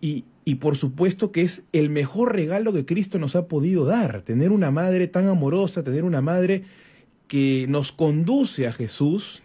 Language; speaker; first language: Spanish; native; Spanish